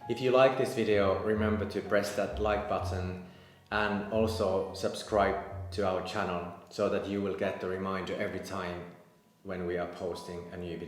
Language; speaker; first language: English; non-native, fluent; Finnish